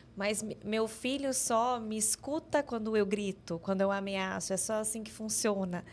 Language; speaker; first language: Portuguese; native; Portuguese